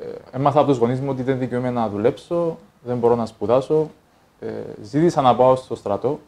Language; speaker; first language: Greek; early bilingual, other home language; Persian